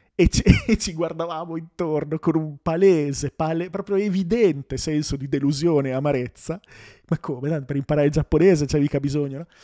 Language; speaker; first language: Italian; native; Italian